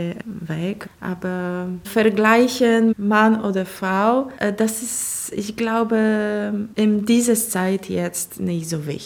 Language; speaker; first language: German; non-native, fluent; Polish